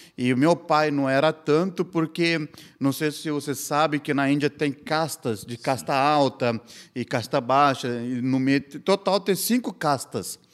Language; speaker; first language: Portuguese; non-native, fluent; Hindi